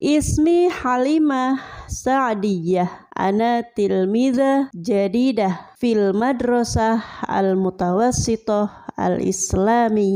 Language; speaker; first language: Arabic; non-native, fluent; Indonesian